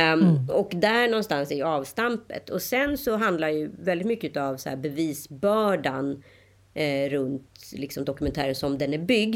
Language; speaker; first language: Swedish; native; Swedish